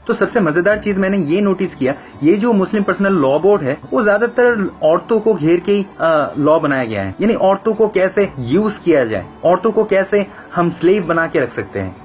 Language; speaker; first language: Hindi; non-native, fluent; Bangla